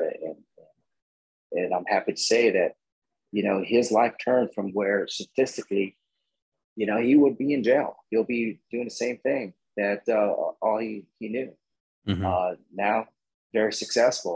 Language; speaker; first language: English; native; English